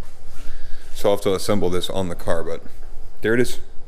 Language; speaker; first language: English; native; English